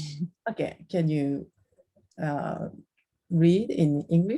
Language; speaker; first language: English; non-native, learner; Japanese